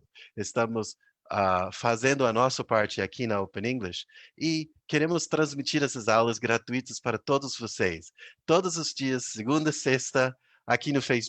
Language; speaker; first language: Portuguese; non-native, fluent; English